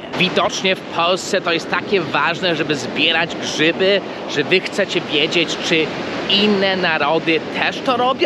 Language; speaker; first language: Polish; early bilingual, heritage; Polish